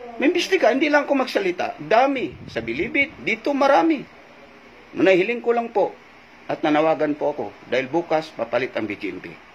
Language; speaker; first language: Filipino; non-native, local second language; Cebuano